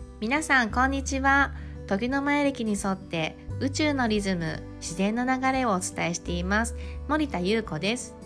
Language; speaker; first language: Japanese; native; Japanese